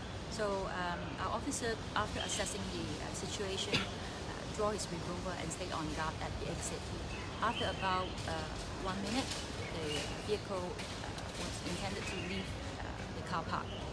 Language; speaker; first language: English; non-native, local second language; Cantonese